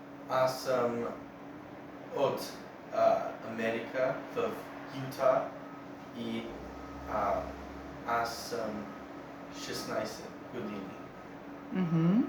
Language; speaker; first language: Bulgarian; non-native, learner; English